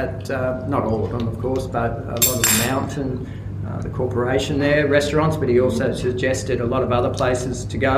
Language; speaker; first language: English; native; English